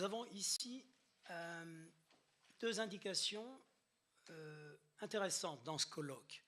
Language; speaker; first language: French; native; French